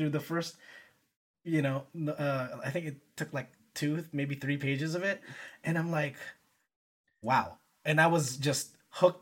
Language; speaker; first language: English; non-native, local second language; Filipino